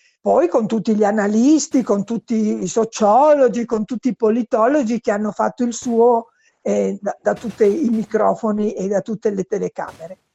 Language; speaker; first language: Italian; non-native, fluent; Spanish